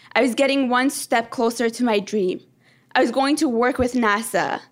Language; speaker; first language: English; early bilingual, other home language; Persian